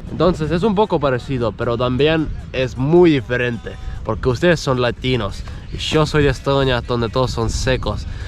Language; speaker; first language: Spanish; non-native, fluent; Estonian